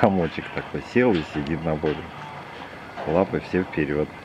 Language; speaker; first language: Russian; native; Russian